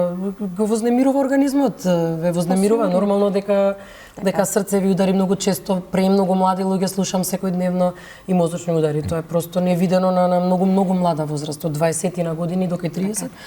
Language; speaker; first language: Macedonian; native; Macedonian